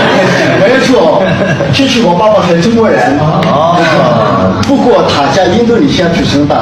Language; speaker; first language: Chinese; non-native, learner; Indonesian